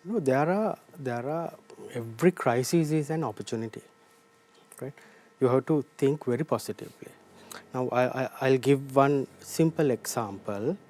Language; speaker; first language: English; non-native, local second language; Sinhala